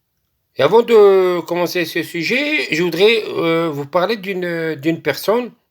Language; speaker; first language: French; non-native, local second language; Arabic